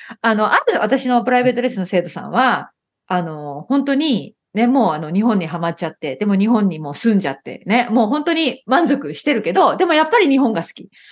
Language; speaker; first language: Japanese; native; Japanese